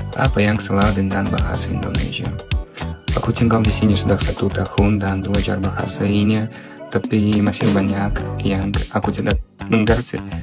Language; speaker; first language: Indonesian; non-native, learner; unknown